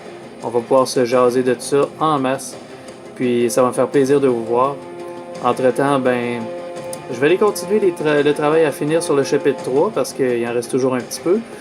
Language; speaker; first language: French; native; French